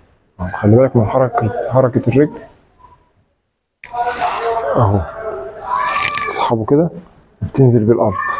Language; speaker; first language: Arabic; native; Arabic